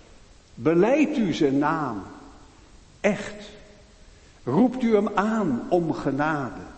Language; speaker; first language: Dutch; native; Dutch